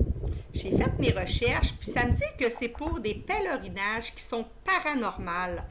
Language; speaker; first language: French; native; French